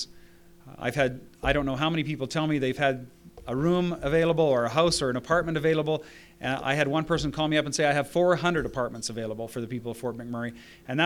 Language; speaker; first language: English; native; English